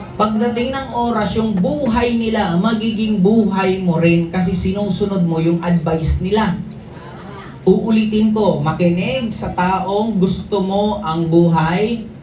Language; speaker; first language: Filipino; non-native, local second language; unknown